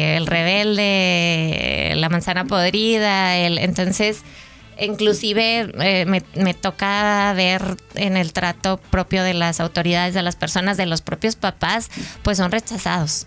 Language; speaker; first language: Spanish; native; Spanish